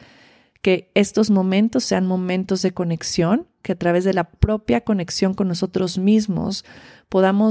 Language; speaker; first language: Spanish; native; Spanish